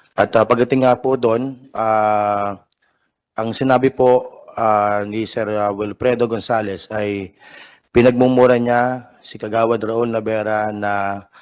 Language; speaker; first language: Filipino; native; Filipino